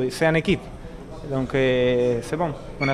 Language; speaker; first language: French; non-native, learner; Spanish